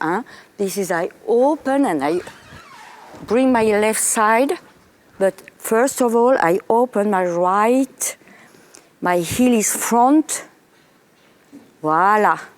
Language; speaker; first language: English; non-native, fluent; French